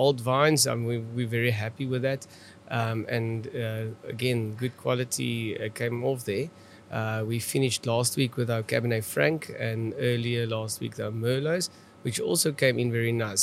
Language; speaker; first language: English; non-native, local second language; Afrikaans